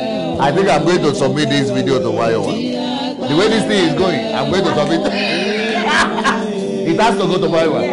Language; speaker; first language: English; non-native, local second language; Yoruba